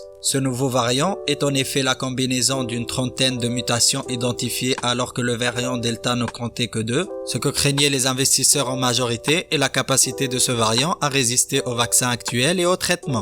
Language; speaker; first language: French; native; French